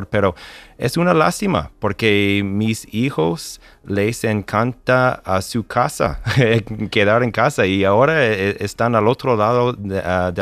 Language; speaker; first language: Spanish; non-native, fluent; English